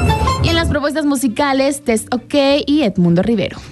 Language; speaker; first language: Spanish; native; Spanish